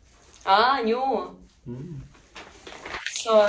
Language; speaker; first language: English; non-native, learner; Russian